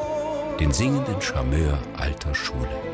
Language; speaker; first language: German; native; German